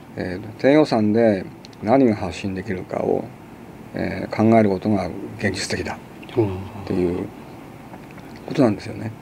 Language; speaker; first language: Japanese; native; Japanese